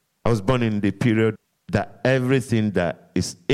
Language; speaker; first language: English; non-native, local second language; Yoruba